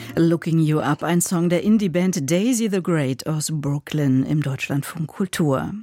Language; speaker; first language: German; native; German